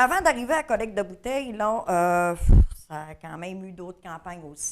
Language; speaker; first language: French; native; French